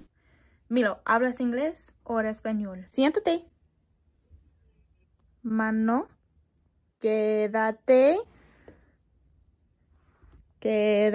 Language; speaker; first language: Spanish; non-native, learner; English